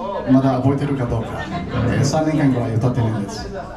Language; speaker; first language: Japanese; non-native, fluent; Filipino